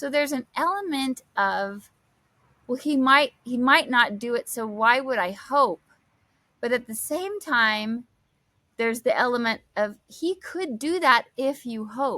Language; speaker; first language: English; native; English